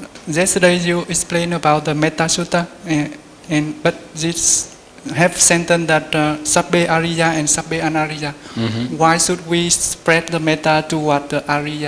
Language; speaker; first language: English; non-native, learner; Vietnamese